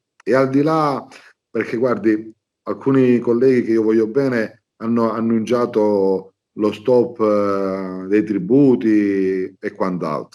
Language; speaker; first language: Italian; native; Italian